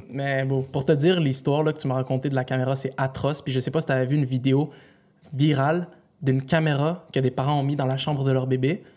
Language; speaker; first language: French; native; French